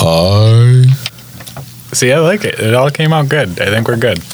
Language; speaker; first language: English; native; English